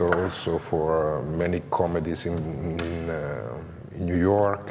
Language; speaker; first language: English; non-native, learner; Italian